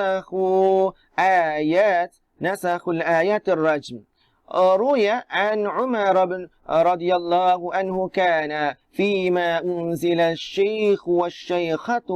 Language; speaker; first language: Arabic; non-native, fluent; Malay